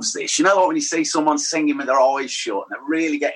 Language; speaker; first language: English; native; English